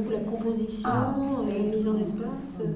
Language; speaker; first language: French; native; French